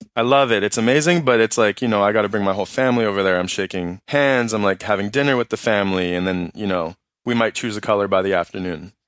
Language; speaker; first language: English; native; English